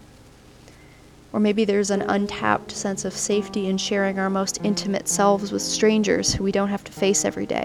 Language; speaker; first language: English; native; English